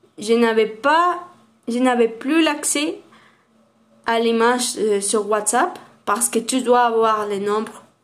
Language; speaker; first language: French; non-native, learner; Spanish